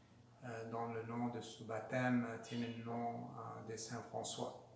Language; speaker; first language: French; non-native, learner; Spanish